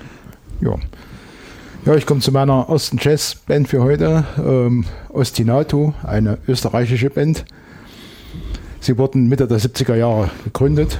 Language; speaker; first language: German; native; German